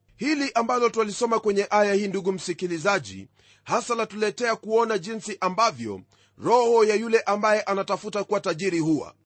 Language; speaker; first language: Swahili; non-native, local second language; Luyia